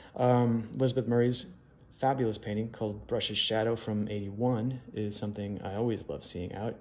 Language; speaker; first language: English; native; English